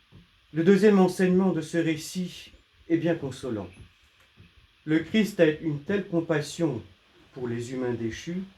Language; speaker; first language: French; native; French